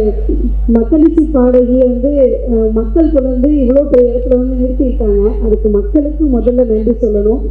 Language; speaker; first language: Tamil; native; Tamil